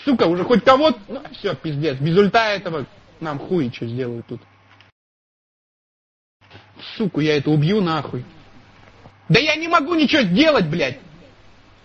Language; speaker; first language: Russian; native; Russian